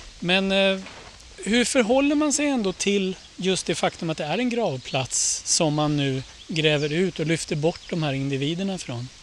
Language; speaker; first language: Swedish; native; Swedish